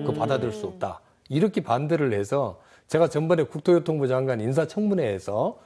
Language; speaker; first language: Korean; native; Korean